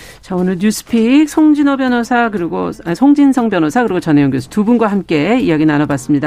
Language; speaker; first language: Korean; native; Korean